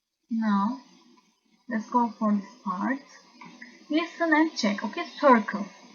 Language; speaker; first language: English; non-native, fluent; Turkish